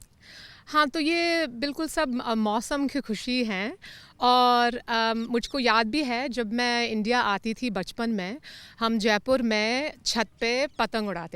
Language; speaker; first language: Hindi; early bilingual, heritage; Hindi